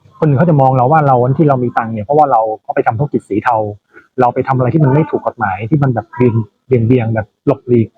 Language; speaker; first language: Thai; native; Thai